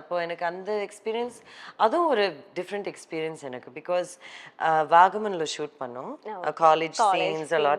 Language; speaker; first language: Tamil; early bilingual, heritage; Tamil